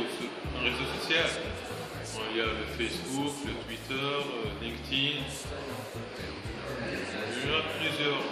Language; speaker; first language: French; non-native, local second language; Arabic